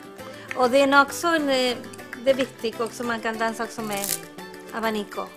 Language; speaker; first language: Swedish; non-native, learner; Spanish